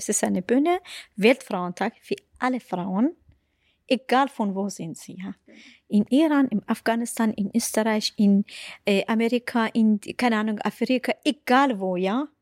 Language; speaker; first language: German; non-native, fluent; Persian